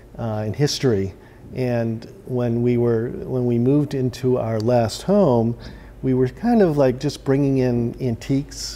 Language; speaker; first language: English; native; English